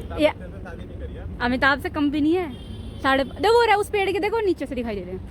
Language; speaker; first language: Hindi; native; Hindi